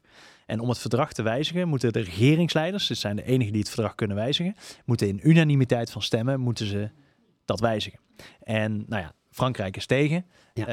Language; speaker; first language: Dutch; native; Dutch